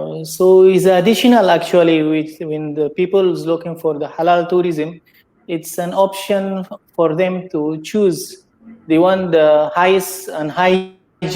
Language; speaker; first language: English; non-native, learner; Indonesian